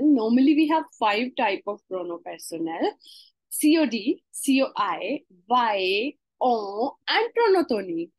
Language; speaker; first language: English; non-native, local second language; Hindi